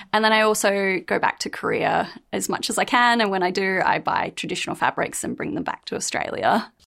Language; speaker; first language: English; native; English